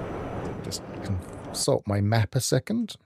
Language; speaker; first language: English; native; English